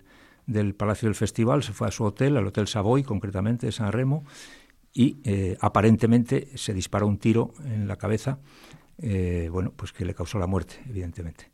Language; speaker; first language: Spanish; native; Spanish